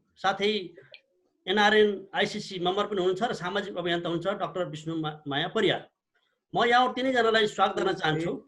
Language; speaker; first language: Nepali; native; Nepali